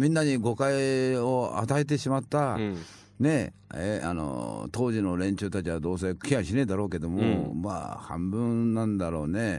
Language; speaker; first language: Japanese; native; Japanese